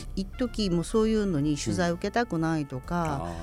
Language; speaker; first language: Japanese; native; Japanese